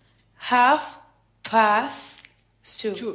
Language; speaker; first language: English; non-native, learner; Spanish